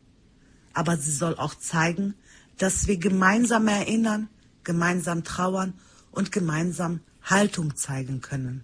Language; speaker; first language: German; early bilingual, other home language; Turkish